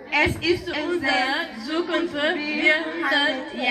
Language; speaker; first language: German; non-native, learner; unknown